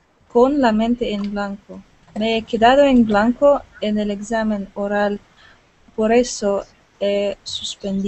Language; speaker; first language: Spanish; non-native, learner; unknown